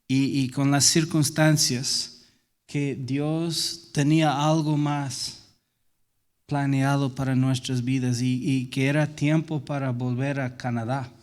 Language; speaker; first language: Spanish; non-native, fluent; English